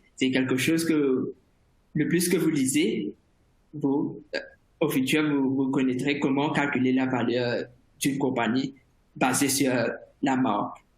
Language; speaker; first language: French; non-native, fluent; Morisyen